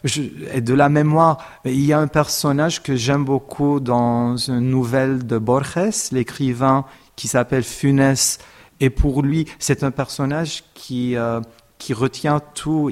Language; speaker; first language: French; non-native, fluent; Armenian